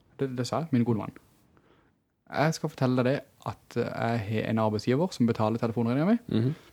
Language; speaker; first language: Norwegian; native; Norwegian